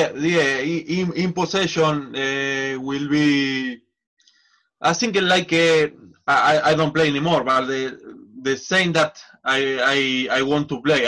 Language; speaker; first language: English; non-native, learner; Spanish